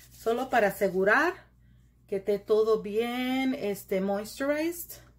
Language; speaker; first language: Spanish; early bilingual, heritage; Spanish